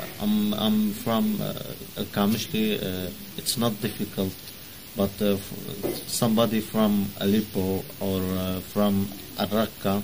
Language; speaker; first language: English; non-native, learner; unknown